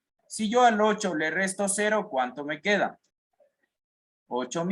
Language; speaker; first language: Spanish; native; Spanish